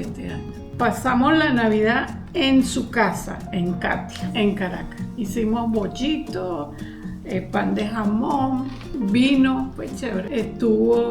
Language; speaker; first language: Spanish; native; Spanish